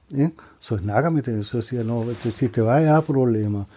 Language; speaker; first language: Danish; non-native, learner; Spanish